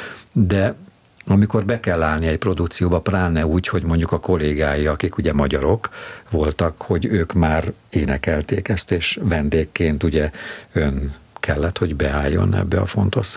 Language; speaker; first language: Hungarian; native; Hungarian